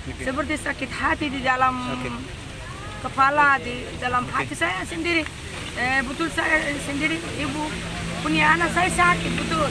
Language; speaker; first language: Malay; non-native, learner; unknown